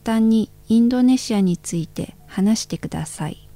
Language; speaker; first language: Japanese; non-native, learner; Indonesian